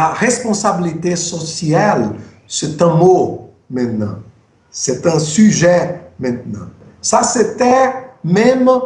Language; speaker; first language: French; non-native, fluent; Portuguese